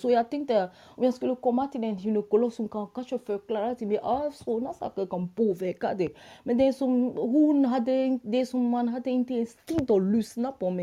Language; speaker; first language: Swedish; non-native, fluent; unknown